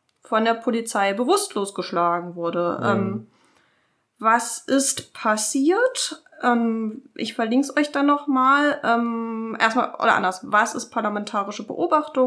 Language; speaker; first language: German; native; German